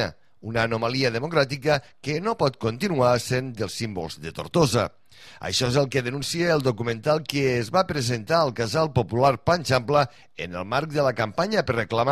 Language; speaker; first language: Catalan; native; Catalan